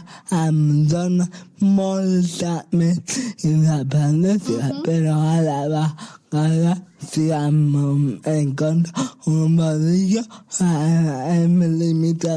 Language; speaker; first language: Catalan; non-native, local second language; Spanish